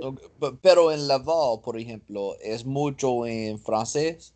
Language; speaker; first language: Spanish; non-native, learner; English